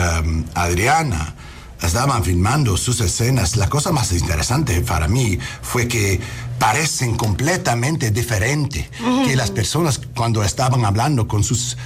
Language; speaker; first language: Spanish; non-native, learner; English